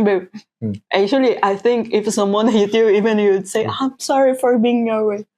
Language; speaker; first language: English; non-native, fluent; Portuguese